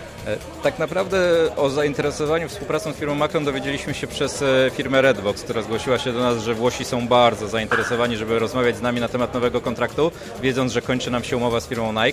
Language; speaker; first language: Polish; native; Polish